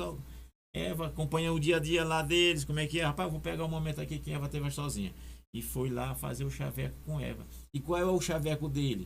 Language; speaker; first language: Portuguese; native; Portuguese